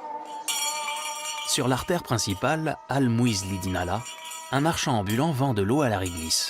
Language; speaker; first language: French; native; French